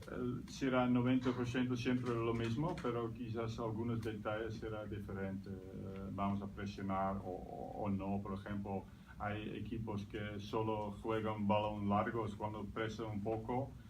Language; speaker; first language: Spanish; non-native, learner; Dutch